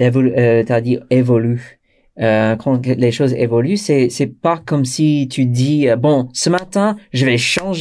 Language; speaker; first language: French; non-native, fluent; English